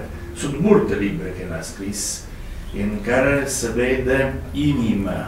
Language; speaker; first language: Romanian; non-native, learner; Italian